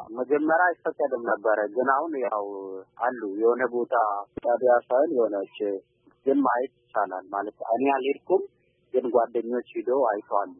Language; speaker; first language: Amharic; non-native, local second language; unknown